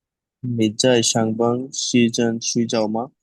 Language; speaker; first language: Chinese; non-native, learner; Bangla